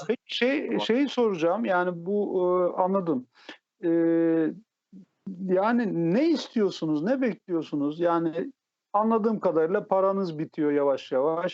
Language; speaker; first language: Turkish; native; Turkish